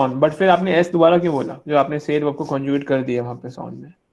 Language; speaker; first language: Hindi; native; Hindi